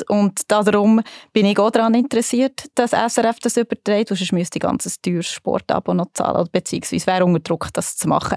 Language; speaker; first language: German; native; German